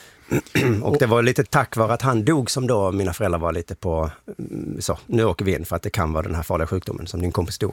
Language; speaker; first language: Swedish; native; Swedish